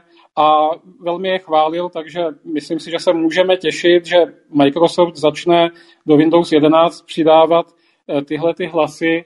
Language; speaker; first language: Czech; native; Czech